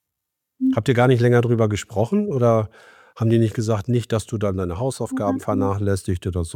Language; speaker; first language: German; native; German